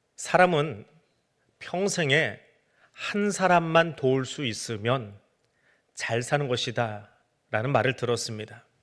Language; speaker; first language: Korean; native; Korean